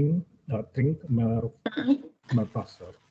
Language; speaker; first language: German; non-native, learner; Indonesian